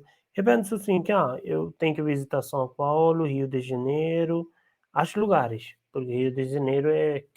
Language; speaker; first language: Portuguese; non-native, learner; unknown